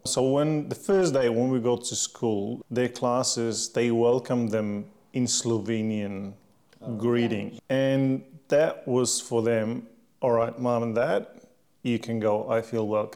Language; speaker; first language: English; non-native, fluent; Slovenian